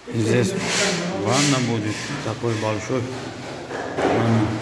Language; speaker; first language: Russian; non-native, learner; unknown